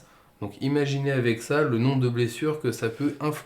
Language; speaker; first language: French; native; French